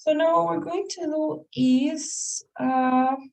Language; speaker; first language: English; non-native, fluent; Spanish